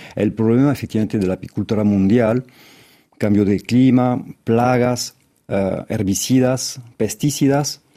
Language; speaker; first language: Spanish; non-native, fluent; French